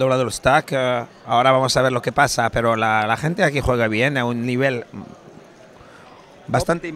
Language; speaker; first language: Spanish; non-native, fluent; French